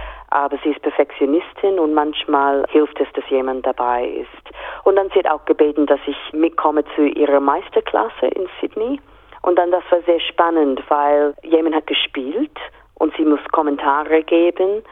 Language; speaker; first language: German; non-native, fluent; English